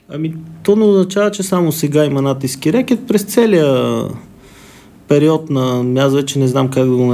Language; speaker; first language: Bulgarian; native; Bulgarian